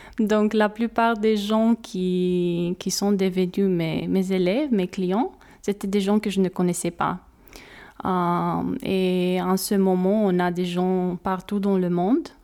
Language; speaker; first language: French; non-native, fluent; Romanian